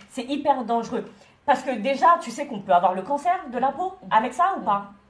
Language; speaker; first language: French; early bilingual, other home language; Wolof